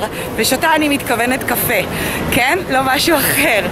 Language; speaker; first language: Hebrew; native; Hebrew